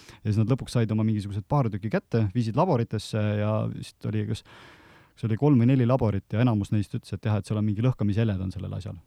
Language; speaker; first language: Estonian; native; Estonian